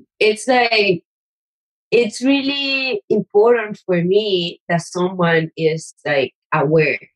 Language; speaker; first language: English; non-native, fluent; Spanish